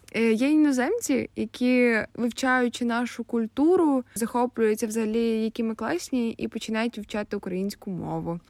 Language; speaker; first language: Ukrainian; native; Ukrainian